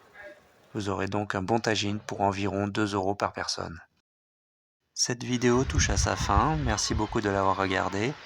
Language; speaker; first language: French; native; French